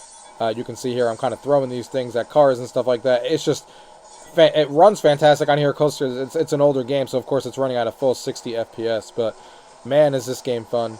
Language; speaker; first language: English; native; English